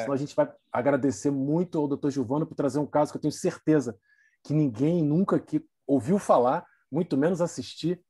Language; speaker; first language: Portuguese; native; Portuguese